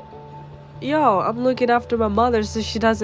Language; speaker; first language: English; early bilingual, other home language; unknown